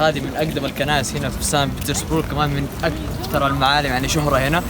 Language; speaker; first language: Arabic; native; Arabic